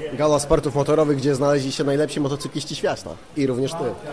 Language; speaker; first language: Polish; native; Polish